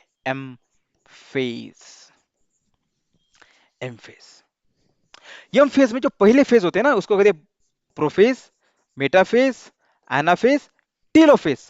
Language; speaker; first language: Hindi; non-native, local second language; Marathi